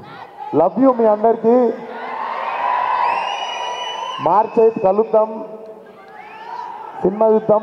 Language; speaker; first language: Telugu; native; Telugu